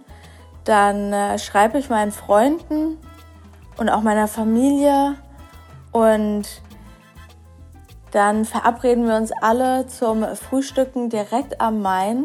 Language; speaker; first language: German; native; German